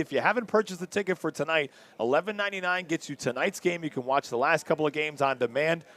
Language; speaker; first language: English; native; English